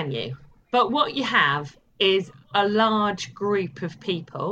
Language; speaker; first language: English; native; English